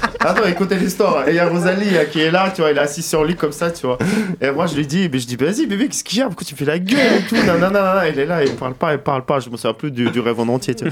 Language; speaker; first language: French; native; French